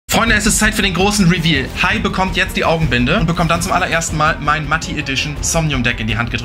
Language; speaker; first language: German; native; German